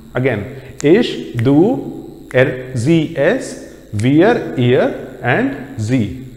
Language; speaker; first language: German; non-native, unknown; Hindi